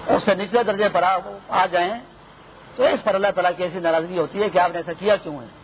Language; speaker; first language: Urdu; non-native, local second language; Pashto